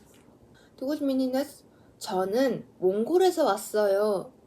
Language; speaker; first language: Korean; non-native, learner; Mongolian